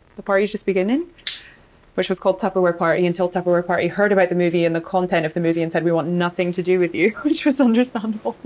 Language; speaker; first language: English; native; English